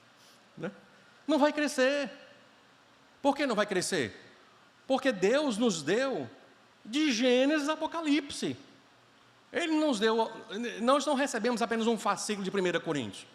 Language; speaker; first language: Portuguese; native; Portuguese